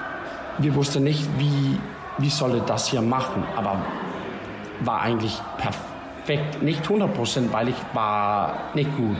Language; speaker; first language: German; non-native, learner; Danish